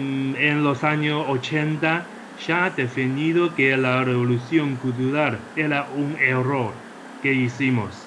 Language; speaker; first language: Spanish; non-native, fluent; Chinese